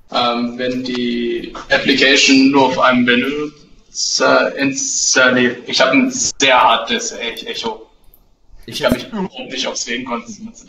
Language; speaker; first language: German; native; German